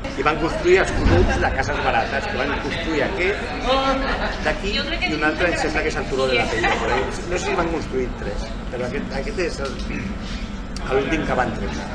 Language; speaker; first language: Catalan; non-native, local second language; Spanish